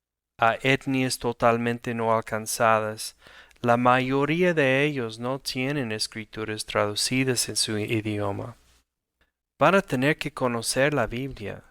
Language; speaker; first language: Spanish; non-native, fluent; English